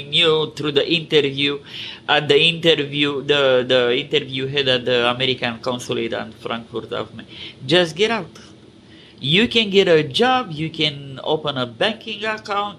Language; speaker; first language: English; non-native, fluent; Romanian